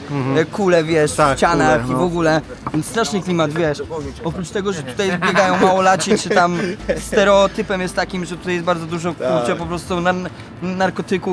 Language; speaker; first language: Polish; native; Polish